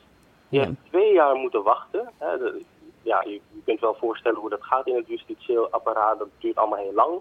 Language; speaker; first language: Dutch; native; Dutch